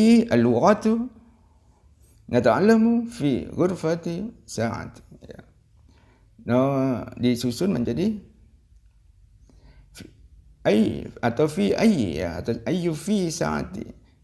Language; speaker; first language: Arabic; non-native, learner; Indonesian